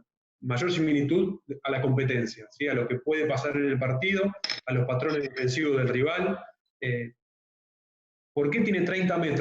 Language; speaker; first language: Spanish; native; Spanish